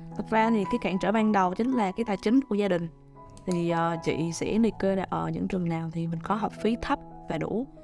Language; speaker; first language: Vietnamese; native; Vietnamese